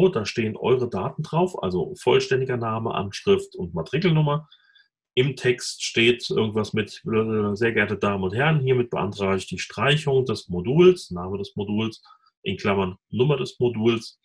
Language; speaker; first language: German; native; German